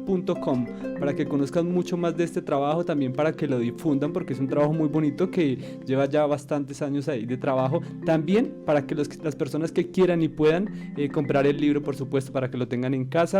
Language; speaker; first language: Spanish; native; Spanish